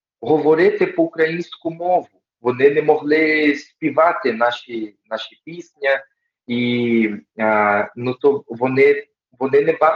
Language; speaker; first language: Ukrainian; early bilingual, heritage; Ukrainian